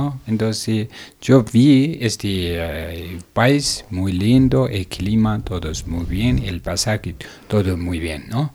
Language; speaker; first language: Spanish; non-native, learner; Tibetan